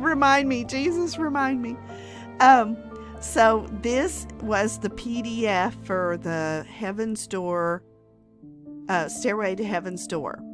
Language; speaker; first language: English; native; English